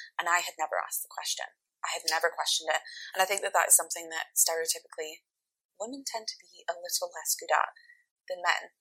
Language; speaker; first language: English; native; English